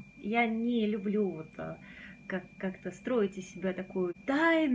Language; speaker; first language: Russian; native; Russian